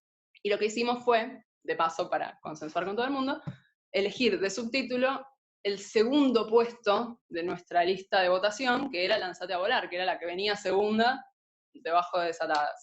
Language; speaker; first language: Spanish; native; Spanish